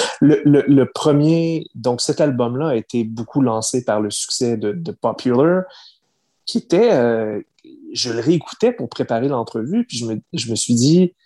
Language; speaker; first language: French; native; French